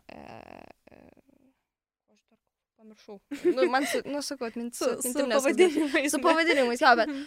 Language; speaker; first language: Lithuanian; non-native, local second language; Polish